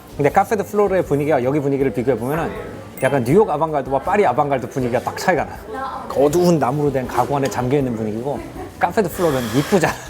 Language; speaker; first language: Korean; native; Korean